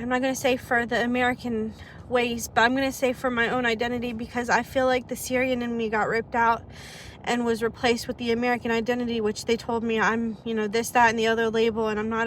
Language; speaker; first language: English; early bilingual, other home language; Arabic